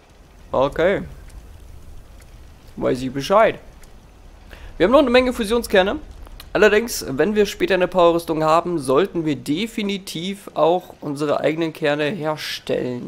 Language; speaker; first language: German; native; German